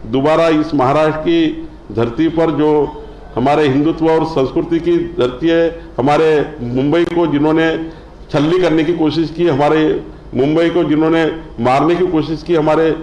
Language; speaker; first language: Hindi; non-native, local second language; Marathi